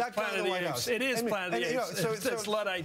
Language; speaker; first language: English; native; English